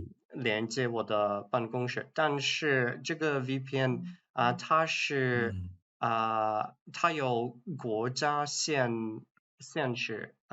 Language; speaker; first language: Chinese; non-native, learner; English